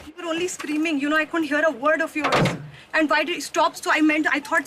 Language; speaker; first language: English; non-native, local second language; Hindi